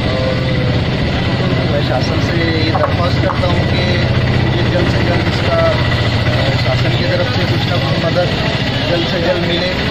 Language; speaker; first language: Hindi; non-native, local second language; Urdu